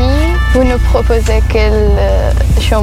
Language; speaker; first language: French; non-native, fluent; Persian